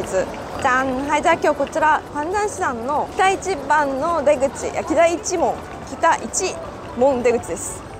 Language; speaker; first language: Japanese; native; Japanese